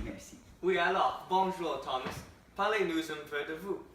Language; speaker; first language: French; non-native, learner; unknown